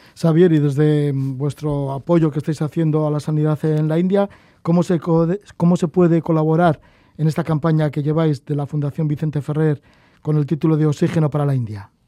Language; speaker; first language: Spanish; native; Spanish